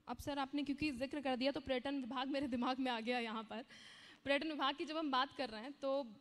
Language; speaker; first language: Hindi; native; Hindi